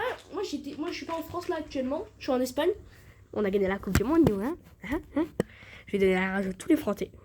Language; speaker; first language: French; native; French